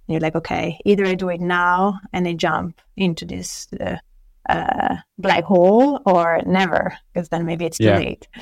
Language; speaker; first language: English; non-native, fluent; Italian